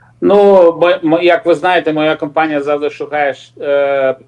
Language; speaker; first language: Ukrainian; non-native, local second language; Russian